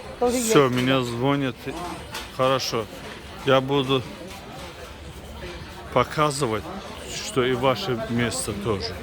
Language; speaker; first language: Russian; non-native, learner; Azerbaijani